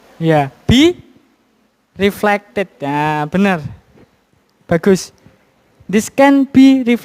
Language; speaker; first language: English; non-native, fluent; Indonesian